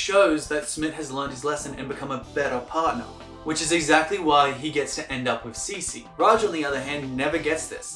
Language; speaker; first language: English; native; English